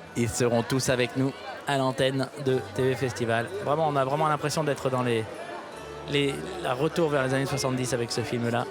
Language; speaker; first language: French; native; French